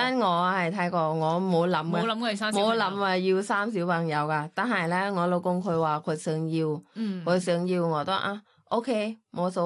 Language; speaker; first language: Cantonese; non-native, learner; Thai